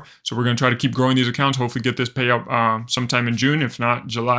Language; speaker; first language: English; native; English